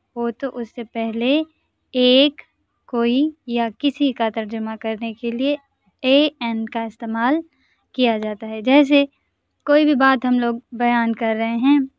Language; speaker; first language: Urdu; non-native, local second language; Sindhi